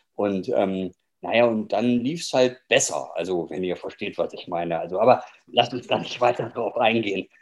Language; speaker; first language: German; native; German